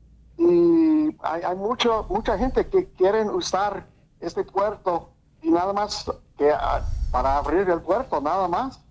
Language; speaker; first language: Spanish; early bilingual, heritage; English